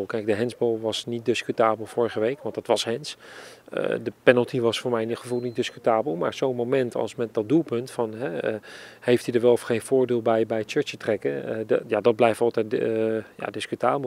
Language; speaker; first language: Dutch; native; Dutch